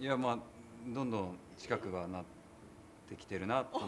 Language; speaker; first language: Japanese; native; Japanese